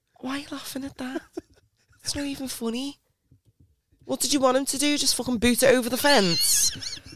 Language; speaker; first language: English; native; English